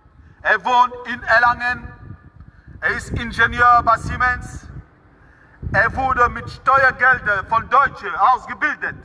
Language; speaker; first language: German; non-native, fluent; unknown